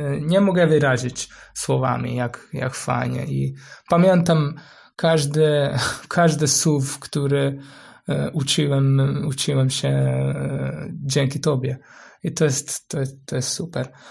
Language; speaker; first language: Polish; non-native, learner; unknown